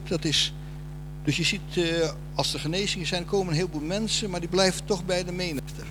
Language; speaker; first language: Dutch; non-native, fluent; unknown